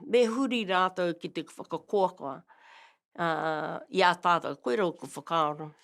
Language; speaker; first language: Māori; native; Māori